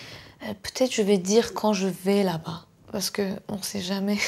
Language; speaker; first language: French; non-native, fluent; Persian